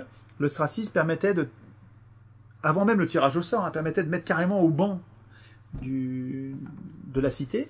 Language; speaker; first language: French; native; French